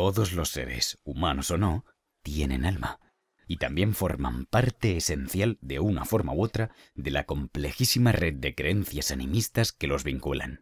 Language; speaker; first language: Spanish; native; Spanish